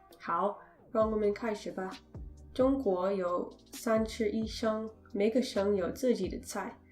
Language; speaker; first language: Chinese; non-native, learner; English